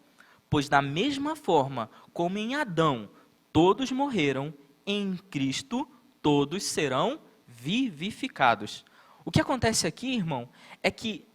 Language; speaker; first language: Portuguese; native; Portuguese